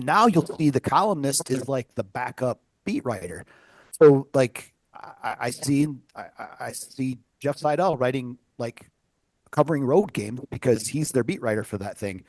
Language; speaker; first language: English; native; English